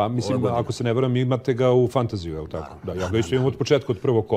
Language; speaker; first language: Serbian; native; Serbian